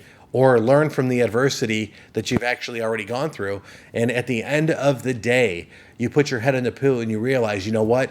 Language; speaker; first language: English; native; English